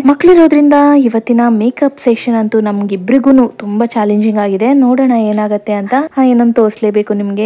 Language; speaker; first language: Kannada; non-native, local second language; Konkani